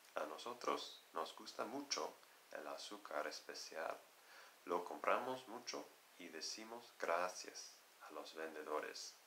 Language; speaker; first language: Spanish; non-native, learner; English